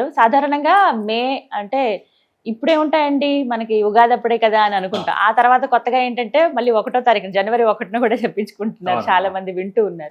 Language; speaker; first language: Telugu; native; Telugu